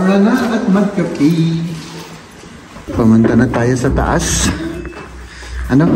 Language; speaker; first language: Filipino; non-native, local second language; Iloko